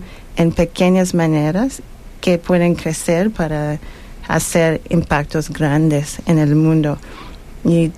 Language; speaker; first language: Spanish; non-native, learner; English